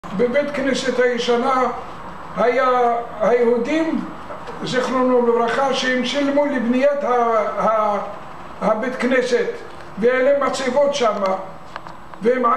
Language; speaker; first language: Hebrew; non-native, fluent; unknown